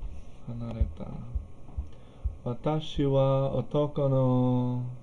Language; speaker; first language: Japanese; non-native, learner; English